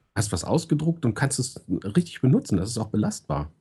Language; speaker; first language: German; native; German